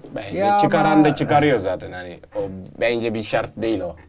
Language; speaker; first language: Turkish; native; Turkish